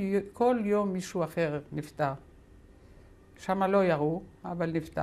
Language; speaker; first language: Hebrew; non-native, fluent; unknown